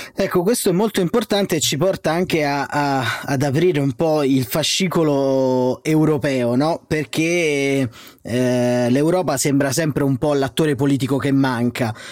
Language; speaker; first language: Italian; native; Italian